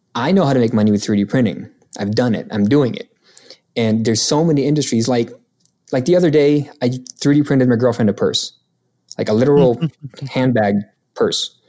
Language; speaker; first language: English; non-native, local second language; Filipino